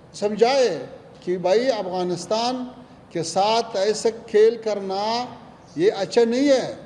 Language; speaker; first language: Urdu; non-native, fluent; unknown